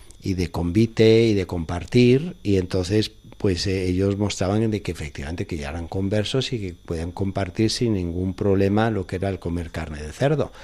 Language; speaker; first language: Spanish; native; Spanish